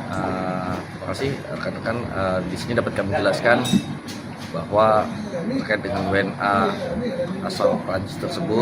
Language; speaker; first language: Indonesian; native; Indonesian